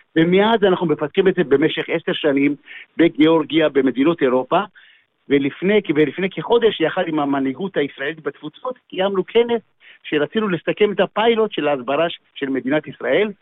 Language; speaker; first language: Hebrew; early bilingual, other home language; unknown